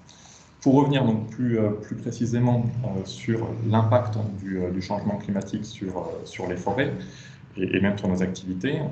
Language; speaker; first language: French; native; French